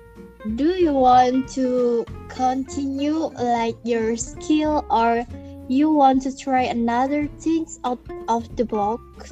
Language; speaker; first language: English; non-native, learner; Indonesian